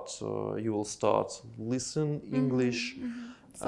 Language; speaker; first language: English; non-native, learner; Russian